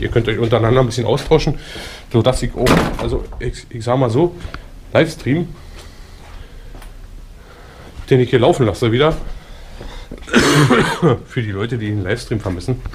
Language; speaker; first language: German; native; German